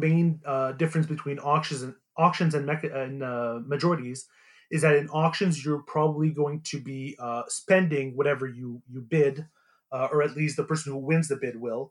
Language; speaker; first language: English; native; English